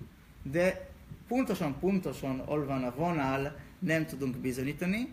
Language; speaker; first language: Hungarian; non-native, learner; Hebrew